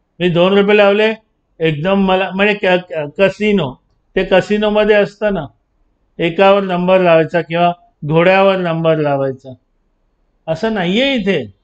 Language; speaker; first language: Marathi; native; Marathi